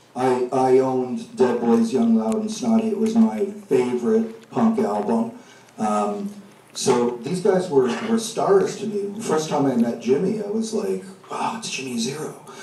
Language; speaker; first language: English; native; English